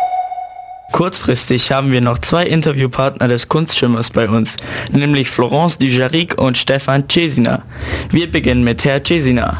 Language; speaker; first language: German; native; German